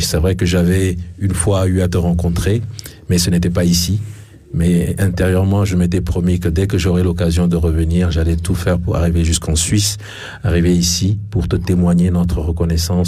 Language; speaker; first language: French; non-native, local second language; Ewe